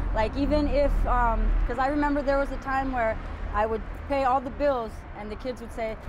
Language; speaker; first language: English; native; English